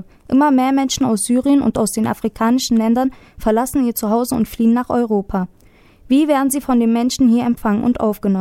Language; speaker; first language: German; native; German